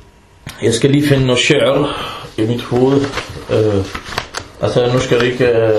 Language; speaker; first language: Danish; non-native, fluent; Arabic